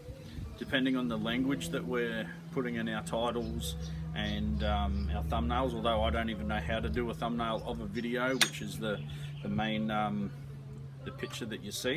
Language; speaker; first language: English; native; English